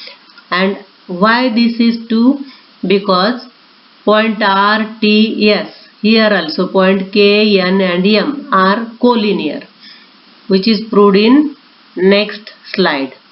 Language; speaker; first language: English; non-native, local second language; Marathi